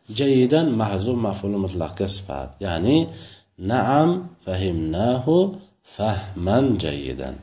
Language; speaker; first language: Arabic; non-native, fluent; Uzbek